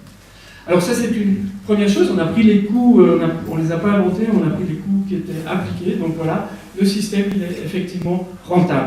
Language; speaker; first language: French; native; French